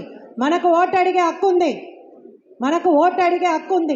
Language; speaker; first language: Telugu; native; Telugu